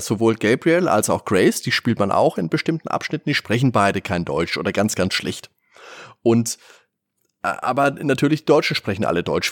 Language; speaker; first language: German; native; German